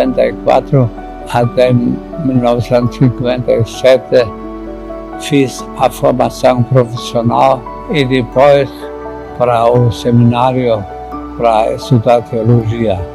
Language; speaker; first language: Portuguese; non-native, fluent; German